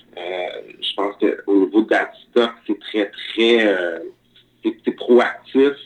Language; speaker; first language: French; native; French